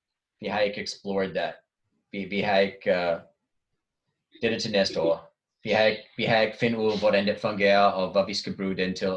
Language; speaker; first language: Danish; non-native, fluent; English